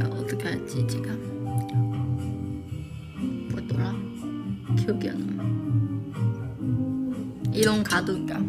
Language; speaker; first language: Korean; non-native, learner; Chinese